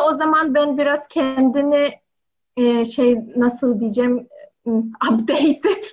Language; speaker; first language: Turkish; non-native, learner; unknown